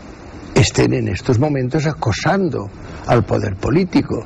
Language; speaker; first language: Spanish; native; Spanish